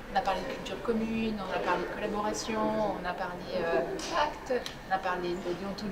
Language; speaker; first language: French; native; French